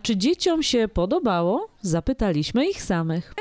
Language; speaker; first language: Polish; native; Polish